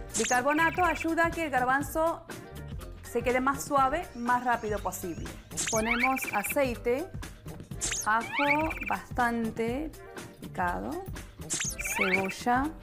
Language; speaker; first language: Spanish; non-native, fluent; Hindi